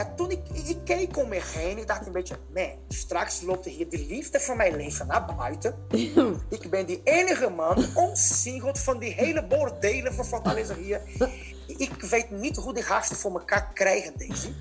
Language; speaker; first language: Dutch; non-native, fluent; Portuguese